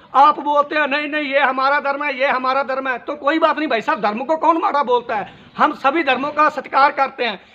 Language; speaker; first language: Hindi; non-native, local second language; Punjabi